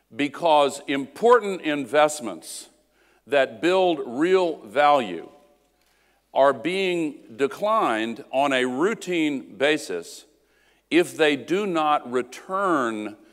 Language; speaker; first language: English; native; English